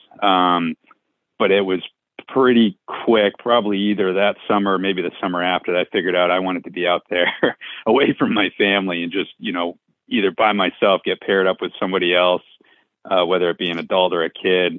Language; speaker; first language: English; native; English